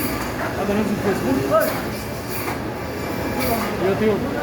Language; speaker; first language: Arabic; non-native, learner; Punjabi